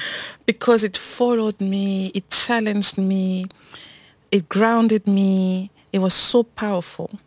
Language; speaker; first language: English; non-native, local second language; French